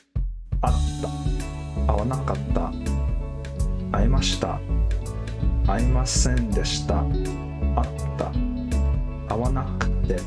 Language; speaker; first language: Japanese; non-native, learner; English